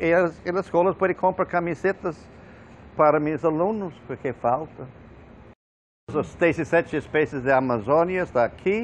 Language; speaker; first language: Portuguese; non-native, fluent; English